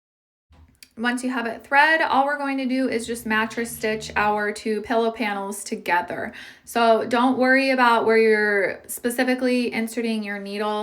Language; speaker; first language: English; native; English